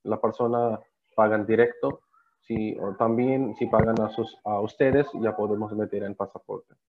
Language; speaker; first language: Spanish; non-native, learner; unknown